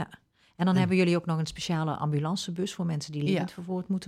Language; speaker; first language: Dutch; native; Dutch